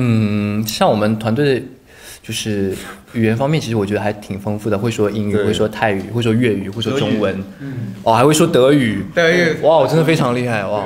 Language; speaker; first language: Chinese; native; Chinese